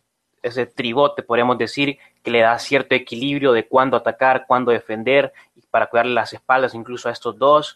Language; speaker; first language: Spanish; native; Spanish